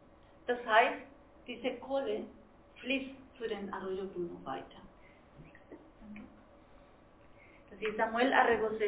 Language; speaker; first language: German; non-native, fluent; Spanish